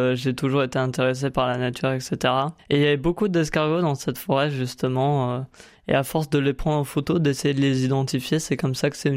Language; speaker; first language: French; native; French